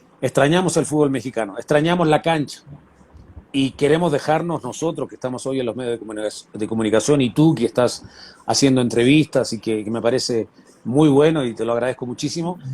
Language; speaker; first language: Spanish; native; Spanish